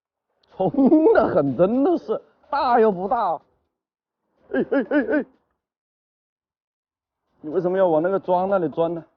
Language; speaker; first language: Chinese; native; Chinese